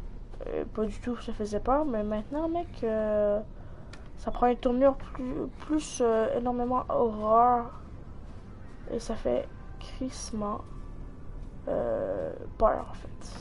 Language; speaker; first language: French; native; French